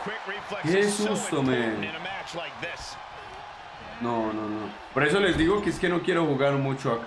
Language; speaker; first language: Spanish; native; Spanish